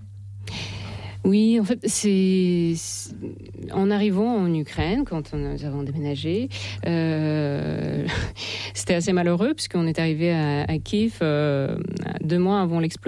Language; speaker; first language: French; non-native, fluent; Russian